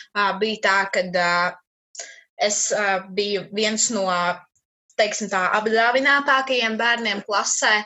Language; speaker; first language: Latvian; native; Latvian